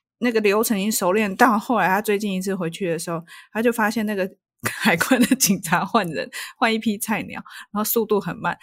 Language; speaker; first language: Chinese; native; Chinese